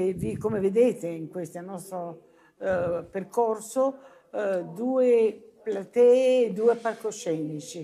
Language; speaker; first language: Italian; native; Italian